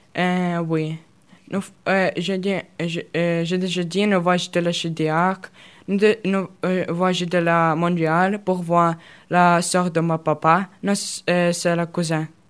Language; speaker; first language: French; non-native, learner; Russian